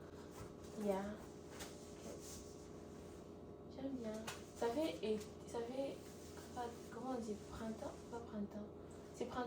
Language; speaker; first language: French; non-native, learner; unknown